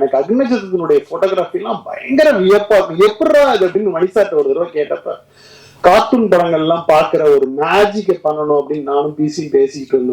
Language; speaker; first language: Tamil; native; Tamil